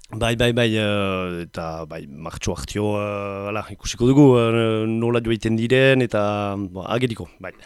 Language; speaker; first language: Basque; native; Basque